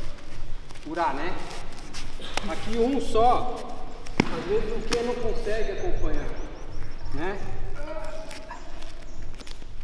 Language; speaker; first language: Portuguese; native; Portuguese